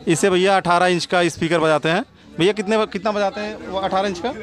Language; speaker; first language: Hindi; native; Hindi